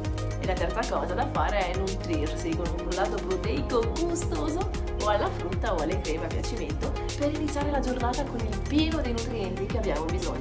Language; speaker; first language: Italian; native; Italian